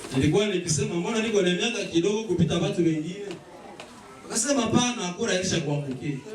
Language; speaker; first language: Swahili; native; Swahili